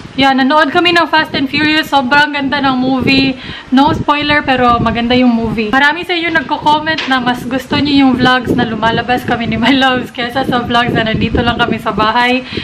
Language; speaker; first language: Filipino; non-native, local second language; Cebuano